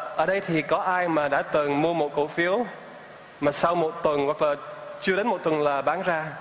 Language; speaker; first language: Vietnamese; non-native, fluent; English